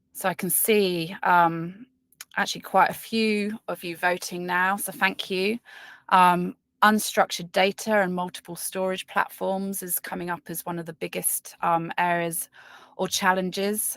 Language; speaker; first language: English; native; English